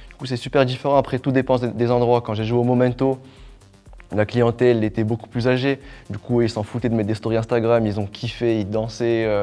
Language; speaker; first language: French; non-native, local second language; Arabic